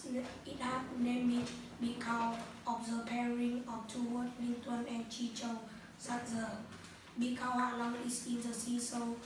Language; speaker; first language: English; non-native, learner; Vietnamese